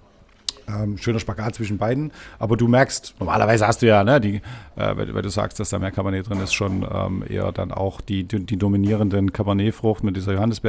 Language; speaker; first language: German; native; German